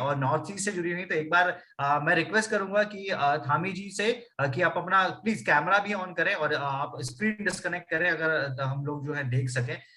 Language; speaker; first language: Hindi; native; Hindi